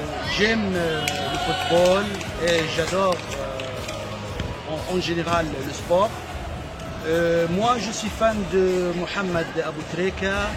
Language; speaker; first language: French; non-native, fluent; Arabic